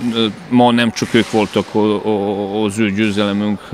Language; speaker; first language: Hungarian; non-native, learner; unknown